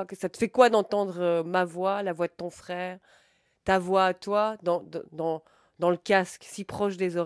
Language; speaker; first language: French; native; French